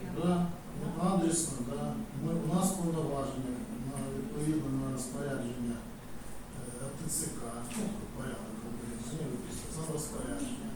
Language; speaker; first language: Ukrainian; non-native, local second language; Russian